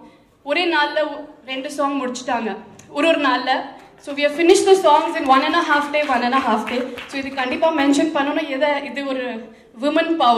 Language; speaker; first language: Tamil; non-native, fluent; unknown